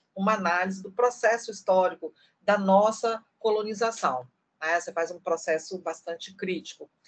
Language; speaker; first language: Portuguese; native; Portuguese